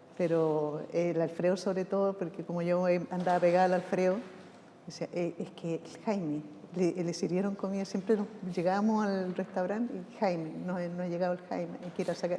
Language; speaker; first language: Spanish; native; Spanish